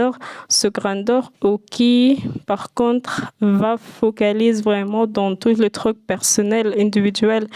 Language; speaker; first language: French; non-native, fluent; Arabic